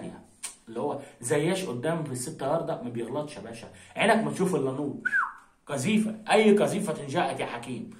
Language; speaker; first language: Arabic; native; Arabic